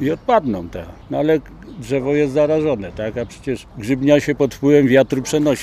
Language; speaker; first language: Polish; native; Polish